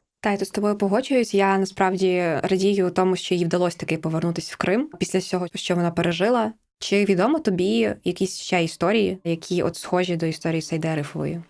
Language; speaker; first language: Ukrainian; native; Ukrainian